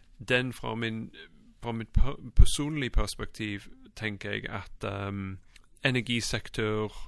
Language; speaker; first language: Norwegian; non-native, fluent; English